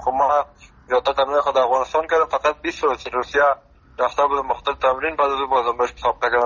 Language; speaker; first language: Persian; native; Persian